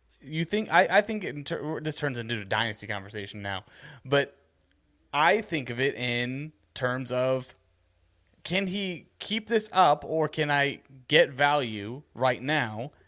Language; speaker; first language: English; native; English